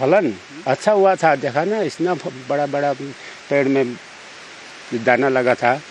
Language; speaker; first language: Hindi; non-native, local second language; Nepali